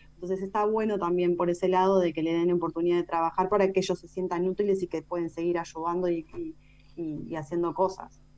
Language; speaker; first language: Spanish; native; Spanish